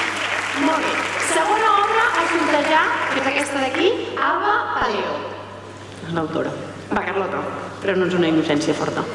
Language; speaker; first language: Catalan; native; Catalan